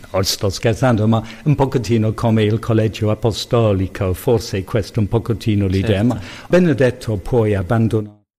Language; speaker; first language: Italian; non-native, fluent; English